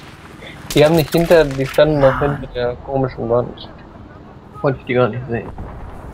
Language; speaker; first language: German; native; German